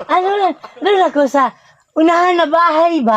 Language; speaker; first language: Filipino; non-native, local second language; Cebuano